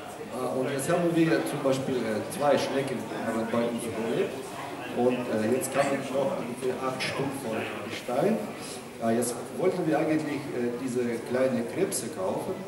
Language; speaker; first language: German; non-native, learner; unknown